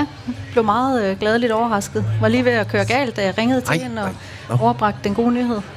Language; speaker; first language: Danish; native; Danish